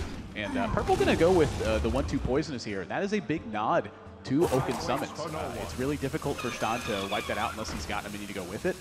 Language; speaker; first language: English; native; English